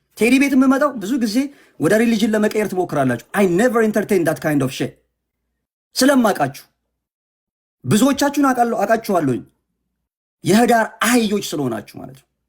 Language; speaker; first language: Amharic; native; Amharic